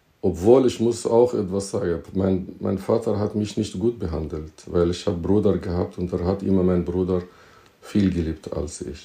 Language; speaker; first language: German; non-native, fluent; Arabic